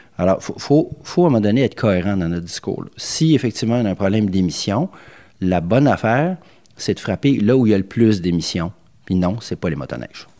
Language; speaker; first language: French; native; French